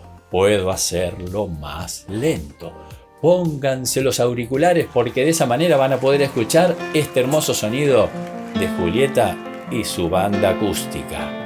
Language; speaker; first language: Spanish; native; Spanish